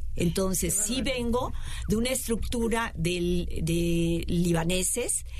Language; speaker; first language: Spanish; native; Spanish